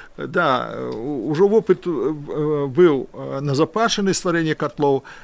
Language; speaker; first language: Belarusian; non-native, local second language; Russian